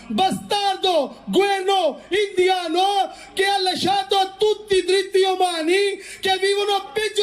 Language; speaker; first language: Italian; non-native, fluent; Urdu